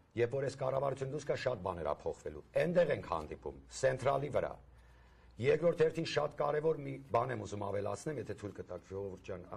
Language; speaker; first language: Armenian; early bilingual, heritage; Armenian